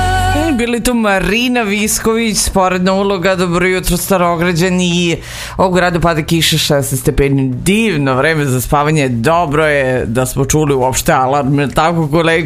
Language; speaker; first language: Serbian; native; Serbian